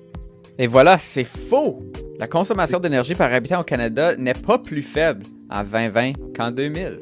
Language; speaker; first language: French; native; French